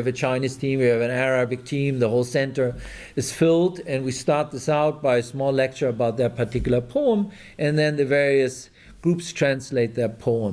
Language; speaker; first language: English; non-native, fluent; German